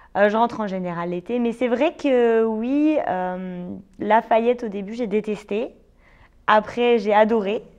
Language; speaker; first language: French; native; French